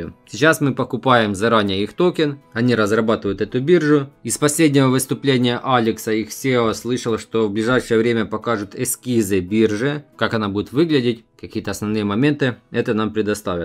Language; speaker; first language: Russian; native; Russian